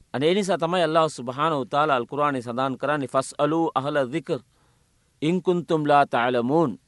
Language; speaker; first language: Sinhala; non-native, local second language; Tamil